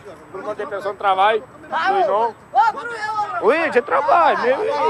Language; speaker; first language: French; non-native, learner; Romanian